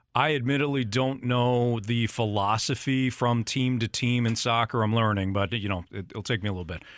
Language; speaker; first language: English; native; English